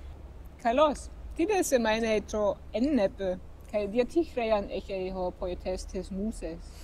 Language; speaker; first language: Greek; non-native, fluent; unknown